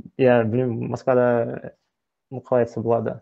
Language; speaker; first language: Kazakh; non-native, local second language; Russian